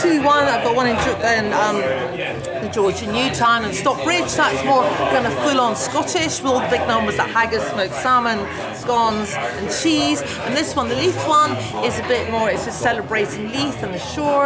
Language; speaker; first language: English; native; English